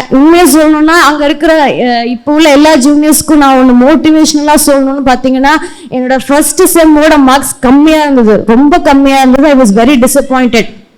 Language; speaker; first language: Tamil; early bilingual, heritage; Tamil